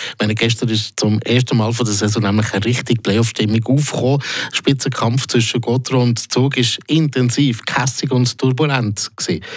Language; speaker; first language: German; native; German